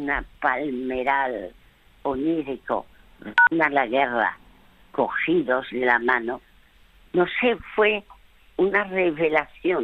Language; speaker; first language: Spanish; early bilingual, other home language; French